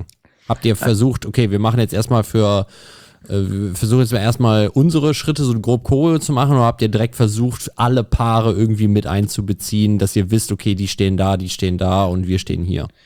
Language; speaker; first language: German; native; German